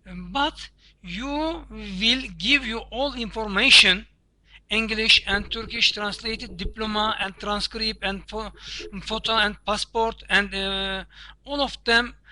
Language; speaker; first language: English; non-native, learner; Turkish